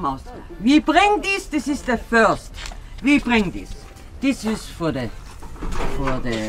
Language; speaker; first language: English; non-native, learner; German